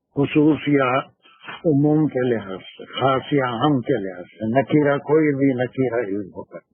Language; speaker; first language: Urdu; native; Urdu